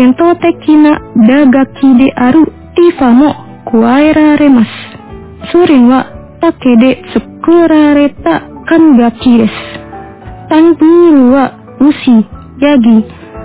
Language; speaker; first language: Japanese; non-native, fluent; Indonesian